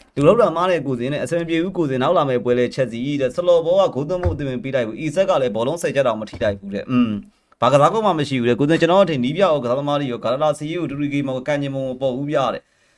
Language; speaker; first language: Burmese; native; Burmese